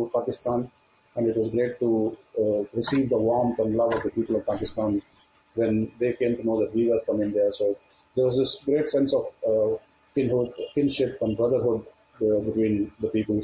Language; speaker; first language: English; non-native, local second language; Tamil